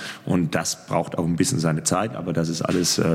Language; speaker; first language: German; native; German